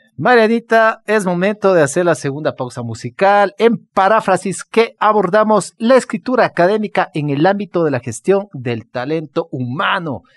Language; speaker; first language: Spanish; native; Spanish